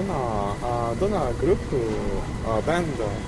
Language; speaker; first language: Japanese; non-native, learner; English